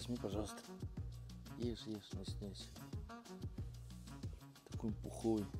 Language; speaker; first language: Russian; native; Russian